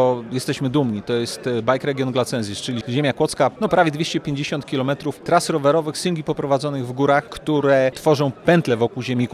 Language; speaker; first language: Polish; native; Polish